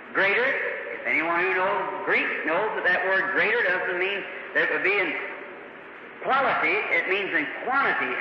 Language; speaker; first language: English; native; English